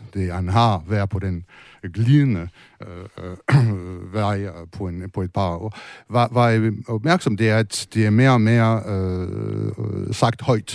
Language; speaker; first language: Danish; non-native, fluent; French